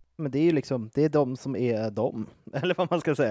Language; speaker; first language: Swedish; native; Swedish